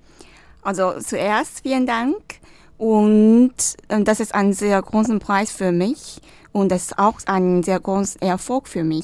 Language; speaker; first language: German; non-native, learner; Chinese